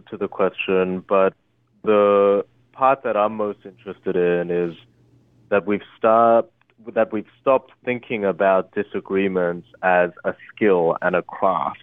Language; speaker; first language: English; early bilingual, other home language; Korean